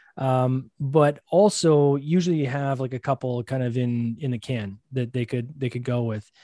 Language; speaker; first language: English; native; English